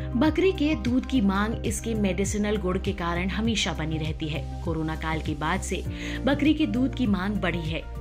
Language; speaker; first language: Hindi; native; Hindi